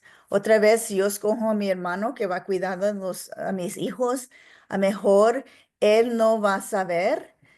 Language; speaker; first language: Spanish; non-native, local second language; English